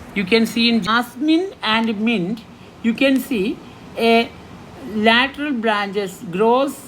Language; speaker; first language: English; non-native, local second language; Malayalam